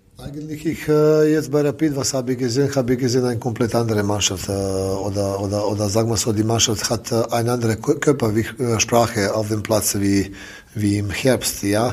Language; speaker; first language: German; non-native, learner; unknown